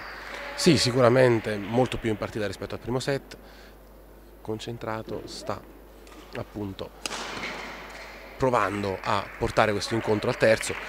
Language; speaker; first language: Italian; native; Italian